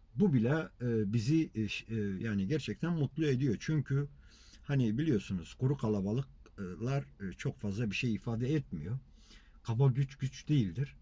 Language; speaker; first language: Turkish; non-native, local second language; Kurdish